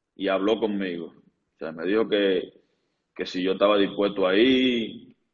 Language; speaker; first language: Spanish; native; Spanish